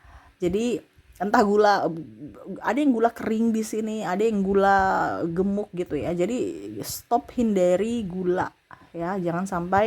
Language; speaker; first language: Indonesian; native; Indonesian